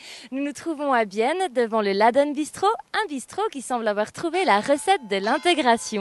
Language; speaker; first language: French; native; French